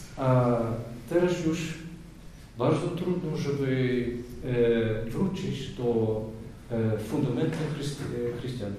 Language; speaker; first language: Polish; non-native, learner; Dutch